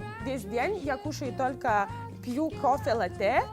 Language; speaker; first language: Russian; non-native, fluent; Lithuanian